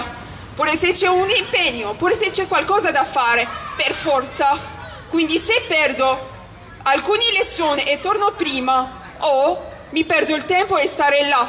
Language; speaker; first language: Italian; early bilingual, other home language; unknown